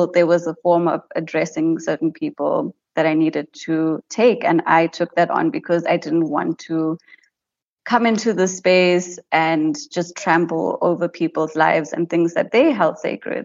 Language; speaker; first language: English; native; English